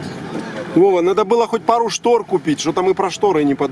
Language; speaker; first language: Russian; native; Russian